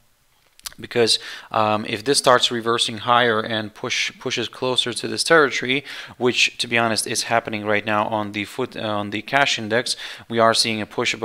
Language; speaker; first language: English; non-native, fluent; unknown